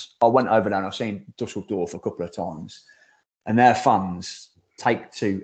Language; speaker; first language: English; native; English